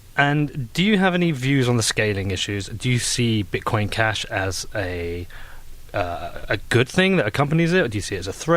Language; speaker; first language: English; native; English